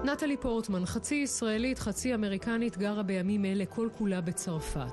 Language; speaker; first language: Hebrew; native; Hebrew